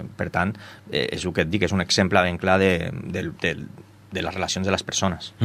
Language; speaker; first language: Catalan; non-native, local second language; Spanish